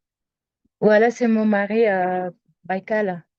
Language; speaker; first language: French; non-native, learner; Mongolian